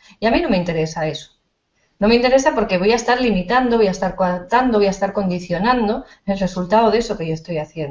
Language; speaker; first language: Spanish; native; Spanish